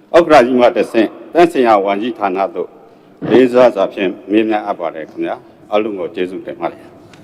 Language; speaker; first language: Burmese; native; Burmese